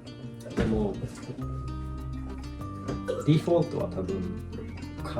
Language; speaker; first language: Japanese; non-native, fluent; Swedish